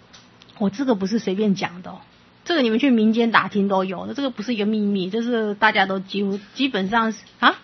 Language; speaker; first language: Chinese; native; Chinese